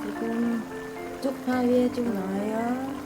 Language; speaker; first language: Korean; non-native, learner; Vietnamese